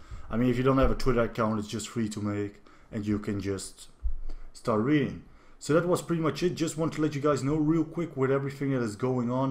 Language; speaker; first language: English; non-native, fluent; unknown